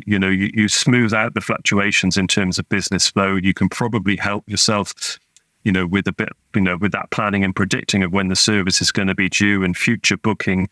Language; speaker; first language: English; native; English